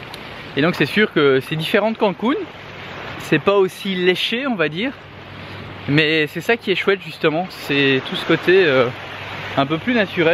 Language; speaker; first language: French; native; French